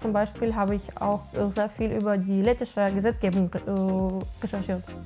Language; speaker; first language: German; non-native, fluent; Ukrainian